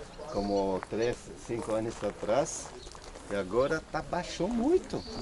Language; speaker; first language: Portuguese; non-native, fluent; Hebrew